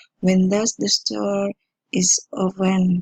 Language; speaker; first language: English; non-native, fluent; Indonesian